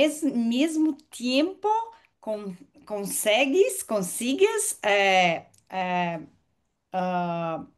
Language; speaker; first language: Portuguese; non-native, learner; Spanish